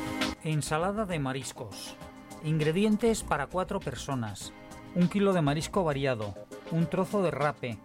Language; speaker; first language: Spanish; native; Spanish